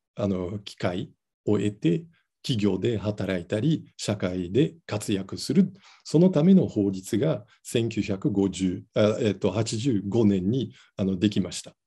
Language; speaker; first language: Japanese; non-native, fluent; Dutch